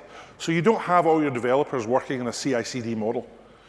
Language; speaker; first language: English; native; English